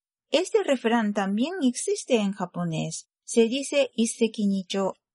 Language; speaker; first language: Spanish; non-native, fluent; Japanese